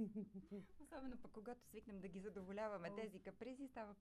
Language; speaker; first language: Bulgarian; native; Bulgarian